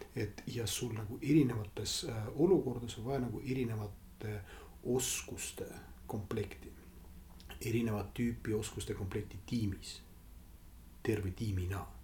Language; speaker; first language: Estonian; non-native, local second language; Russian